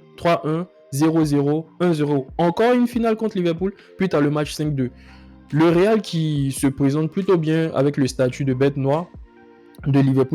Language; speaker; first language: French; native; French